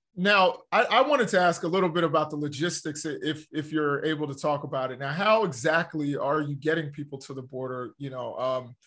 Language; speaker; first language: English; native; English